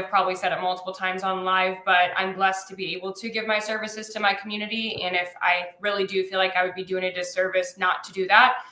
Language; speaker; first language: English; native; English